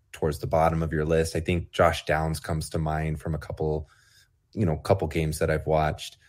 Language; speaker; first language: English; native; English